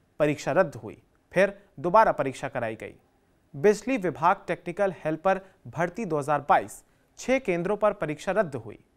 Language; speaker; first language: Hindi; native; Hindi